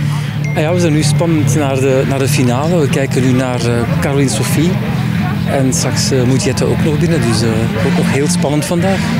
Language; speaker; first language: Dutch; native; Dutch